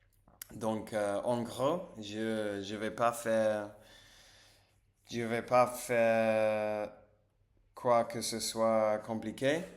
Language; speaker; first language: French; non-native, learner; English